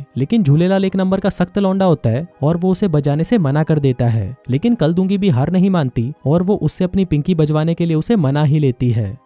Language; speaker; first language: Hindi; native; Hindi